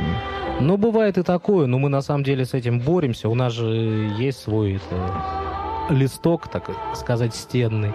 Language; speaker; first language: Russian; native; Russian